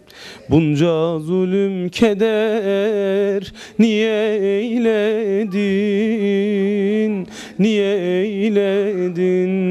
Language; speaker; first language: Turkish; native; Turkish